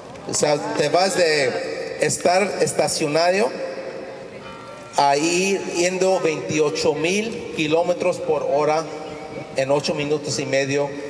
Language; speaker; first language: Spanish; early bilingual, heritage; Spanish